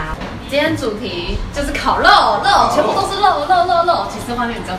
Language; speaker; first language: Chinese; native; Chinese